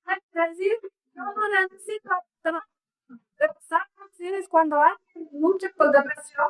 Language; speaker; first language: Spanish; non-native, learner; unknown